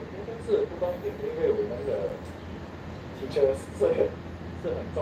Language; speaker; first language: Chinese; non-native, learner; Thai